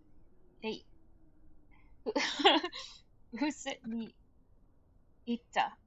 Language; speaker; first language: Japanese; non-native, learner; English